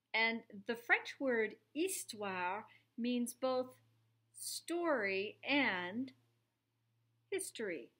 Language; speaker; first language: English; native; English